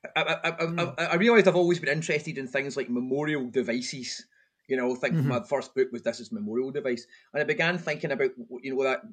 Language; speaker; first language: English; native; English